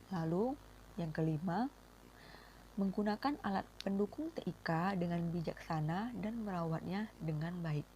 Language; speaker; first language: Indonesian; native; Indonesian